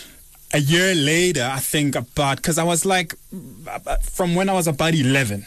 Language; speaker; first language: English; non-native, local second language; Zulu